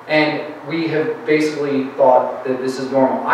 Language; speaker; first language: English; native; English